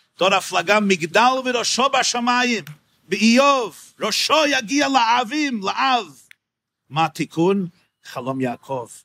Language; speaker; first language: Hebrew; non-native, fluent; English